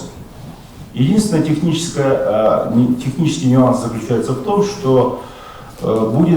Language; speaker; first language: Russian; native; Russian